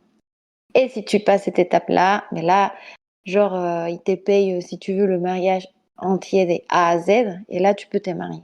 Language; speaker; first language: French; non-native, fluent; Spanish